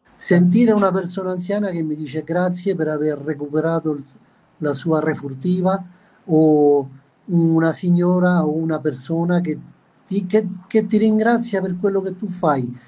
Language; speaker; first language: Italian; native; Italian